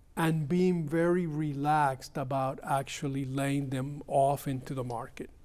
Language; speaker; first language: English; early bilingual, other home language; Spanish